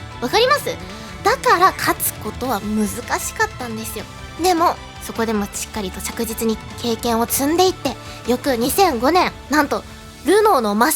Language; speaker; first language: Japanese; native; Japanese